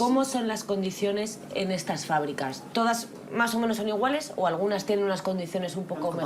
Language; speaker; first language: Spanish; native; Spanish